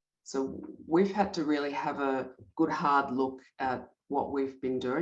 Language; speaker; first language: English; native; English